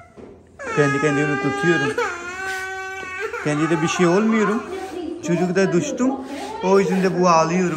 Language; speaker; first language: Turkish; non-native, learner; Urdu